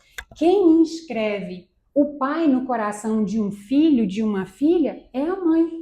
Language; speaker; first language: Portuguese; native; Portuguese